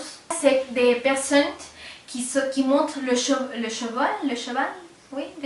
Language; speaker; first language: French; non-native, fluent; Spanish